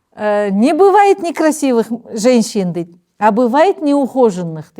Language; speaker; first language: Russian; non-native, local second language; Kazakh